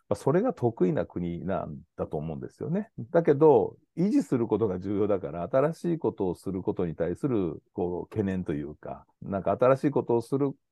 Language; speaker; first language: Japanese; native; Japanese